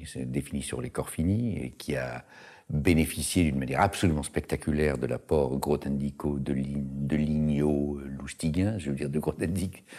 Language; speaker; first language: French; native; French